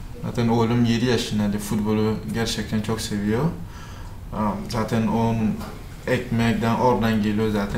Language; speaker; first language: Turkish; non-native, fluent; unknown